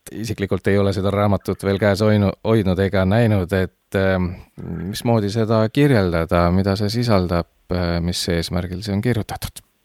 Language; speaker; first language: Estonian; native; Estonian